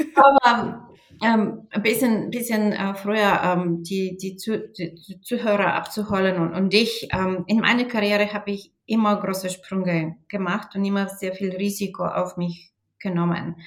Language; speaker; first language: German; non-native, fluent; Bulgarian